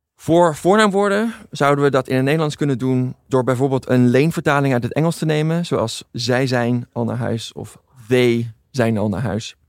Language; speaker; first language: Dutch; native; Dutch